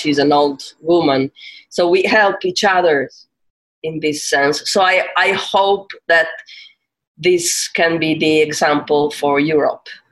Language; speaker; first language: English; non-native, fluent; Italian